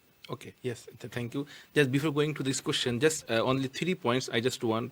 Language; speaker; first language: English; non-native, local second language; Bangla